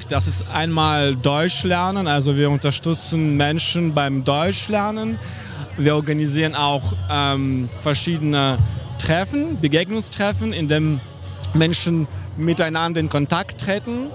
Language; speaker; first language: German; non-native, fluent; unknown